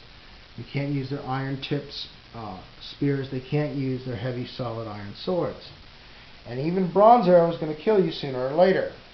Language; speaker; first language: English; native; English